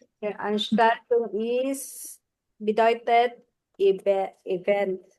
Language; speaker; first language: German; non-native, fluent; Filipino